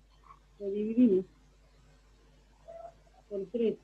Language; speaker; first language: Spanish; native; Spanish